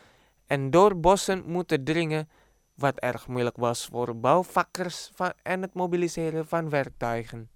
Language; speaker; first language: Dutch; non-native, fluent; Indonesian